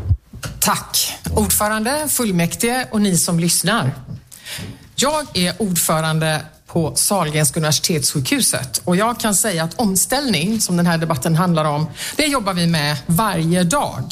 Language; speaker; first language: Swedish; native; Swedish